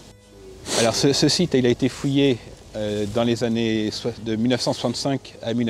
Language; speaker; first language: French; native; French